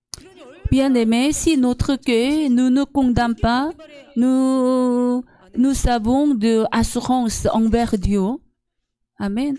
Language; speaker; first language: French; non-native, learner; Korean